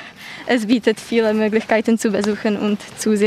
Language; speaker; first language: German; non-native, fluent; Czech